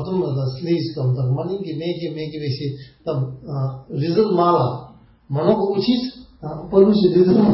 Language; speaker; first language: Russian; non-native, learner; Tibetan